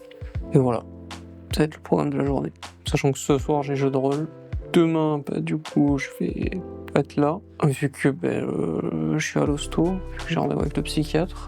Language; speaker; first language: French; native; French